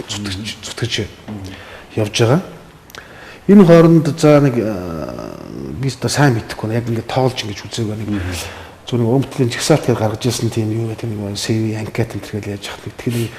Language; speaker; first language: Mongolian; native; Mongolian